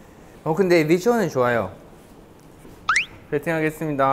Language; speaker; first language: Korean; non-native, fluent; Thai